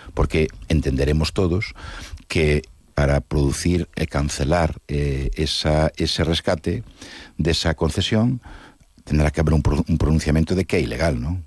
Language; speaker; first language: Galician; non-native, local second language; Spanish